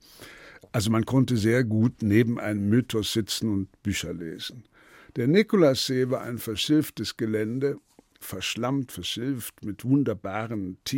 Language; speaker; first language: German; native; German